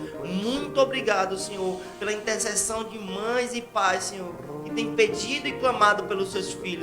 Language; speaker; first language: Portuguese; native; Portuguese